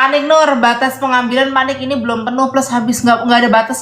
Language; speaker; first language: Indonesian; native; Indonesian